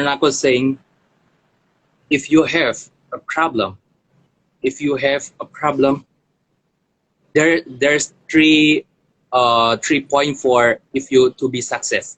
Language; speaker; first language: English; non-native, learner; Indonesian